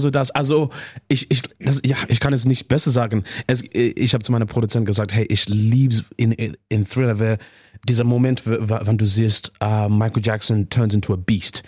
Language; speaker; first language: German; non-native, learner; English